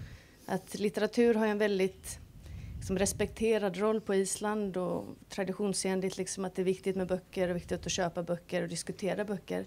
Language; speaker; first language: Swedish; non-native, fluent; Icelandic